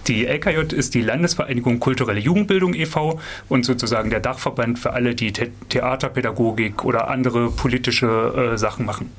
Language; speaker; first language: German; native; German